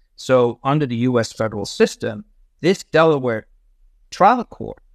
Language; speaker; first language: English; non-native, fluent; Dutch